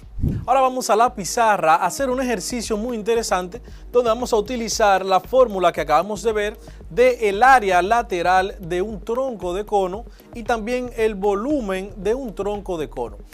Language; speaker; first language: Spanish; native; Spanish